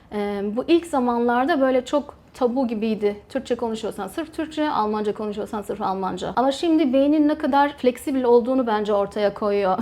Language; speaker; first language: Turkish; early bilingual, heritage; Turkish